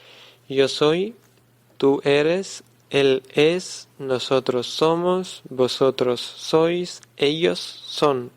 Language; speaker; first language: Spanish; non-native, learner; Urdu